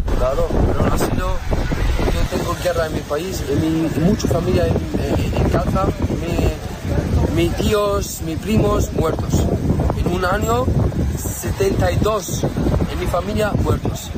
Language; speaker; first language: Spanish; non-native, learner; Arabic